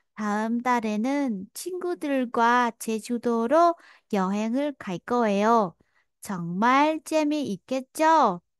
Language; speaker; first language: Korean; non-native, fluent; Vietnamese